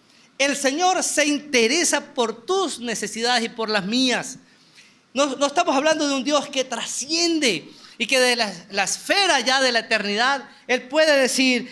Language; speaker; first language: Spanish; native; Spanish